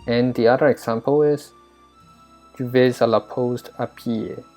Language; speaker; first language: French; non-native, fluent; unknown